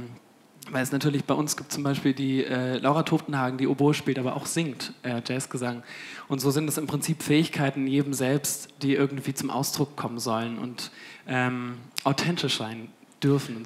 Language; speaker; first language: German; native; German